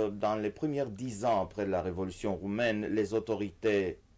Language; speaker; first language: French; non-native, fluent; Romanian